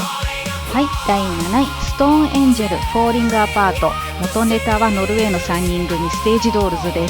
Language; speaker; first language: Japanese; native; Japanese